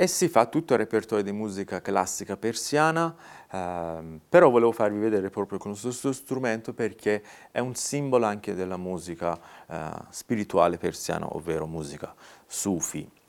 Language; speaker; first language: Italian; non-native, fluent; Persian